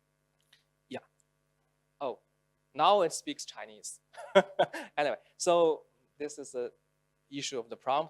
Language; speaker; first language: English; non-native, local second language; Chinese